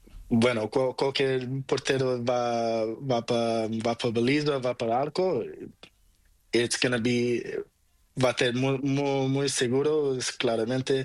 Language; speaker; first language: Spanish; non-native, learner; Portuguese